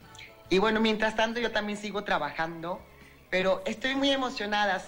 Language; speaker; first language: Spanish; native; Spanish